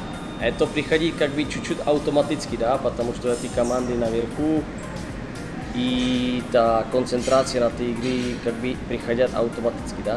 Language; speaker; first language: Russian; non-native, learner; Czech